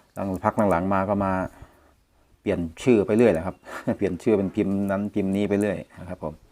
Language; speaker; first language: Thai; non-native, local second language; Northeastern Thai